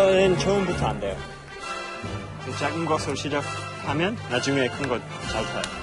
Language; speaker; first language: Korean; non-native, fluent; English